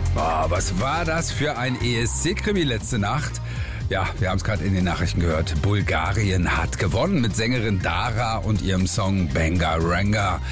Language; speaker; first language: German; native; German